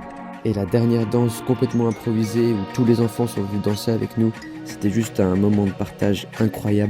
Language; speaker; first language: French; native; French